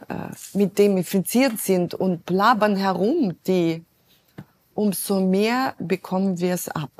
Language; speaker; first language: German; non-native, fluent; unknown